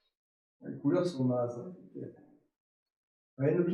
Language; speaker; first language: French; native; French